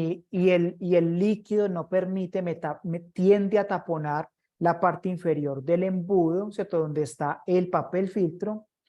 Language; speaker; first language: Spanish; native; Spanish